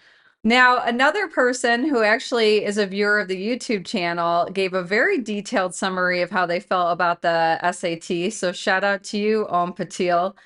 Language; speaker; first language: English; native; English